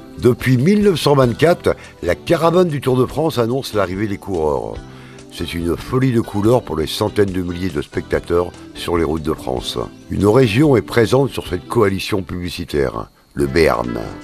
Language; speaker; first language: French; native; French